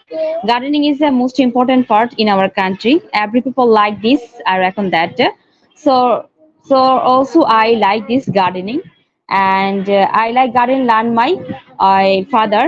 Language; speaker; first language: English; non-native, learner; Bangla